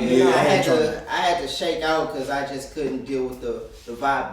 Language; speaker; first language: English; native; English